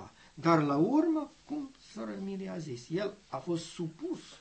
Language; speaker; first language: Romanian; non-native, learner; English